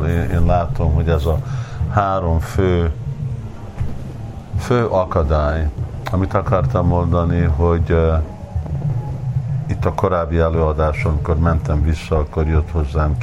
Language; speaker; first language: Hungarian; early bilingual, heritage; Hungarian